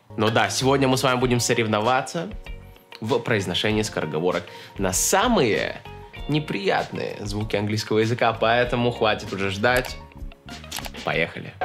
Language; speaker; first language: Russian; native; Russian